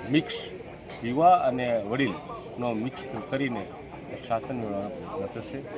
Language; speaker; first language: Gujarati; non-native, local second language; Rathawi